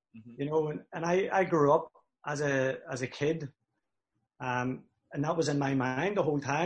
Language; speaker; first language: English; native; English